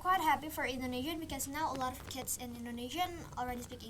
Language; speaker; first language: English; non-native, fluent; Indonesian